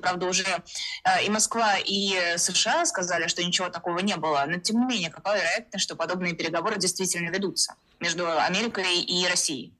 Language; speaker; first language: Russian; native; Russian